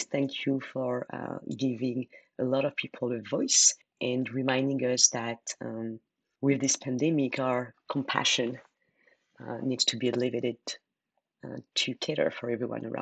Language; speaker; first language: English; non-native, fluent; French